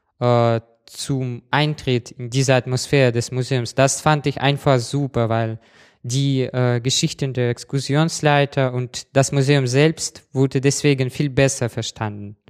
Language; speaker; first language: German; non-native, fluent; Russian